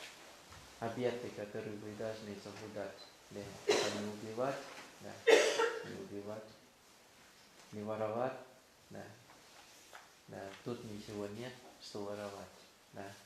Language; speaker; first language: Russian; non-native, learner; Thai